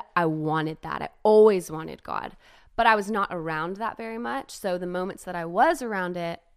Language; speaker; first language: English; native; English